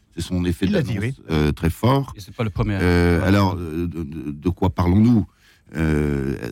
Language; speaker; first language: French; native; French